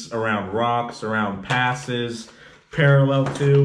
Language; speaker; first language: English; native; English